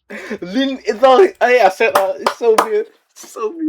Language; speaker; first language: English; non-native, local second language; Filipino